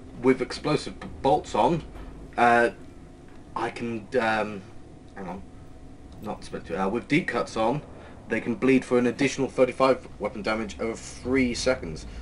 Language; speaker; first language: English; native; English